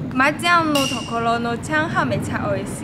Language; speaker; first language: Japanese; non-native, learner; Chinese